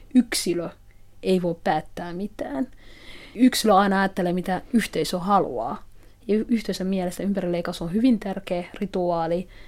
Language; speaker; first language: Finnish; non-native, fluent; Somali